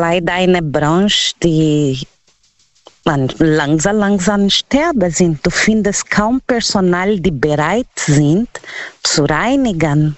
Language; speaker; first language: German; non-native, learner; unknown